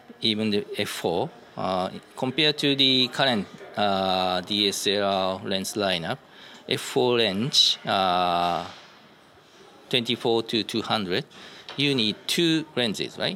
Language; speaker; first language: English; non-native, learner; Japanese